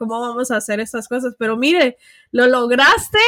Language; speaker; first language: Spanish; early bilingual, heritage; Spanish